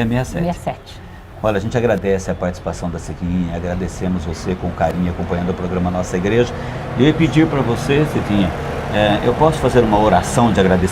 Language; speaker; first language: Portuguese; native; Portuguese